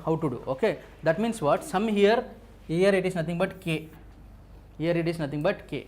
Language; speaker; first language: English; non-native, local second language; Telugu